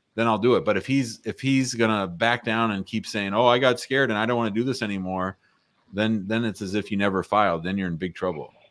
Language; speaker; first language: English; native; English